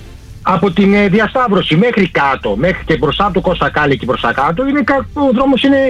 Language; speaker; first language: Greek; native; Greek